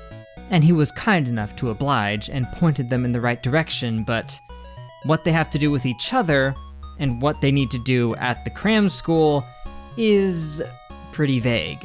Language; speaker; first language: English; native; English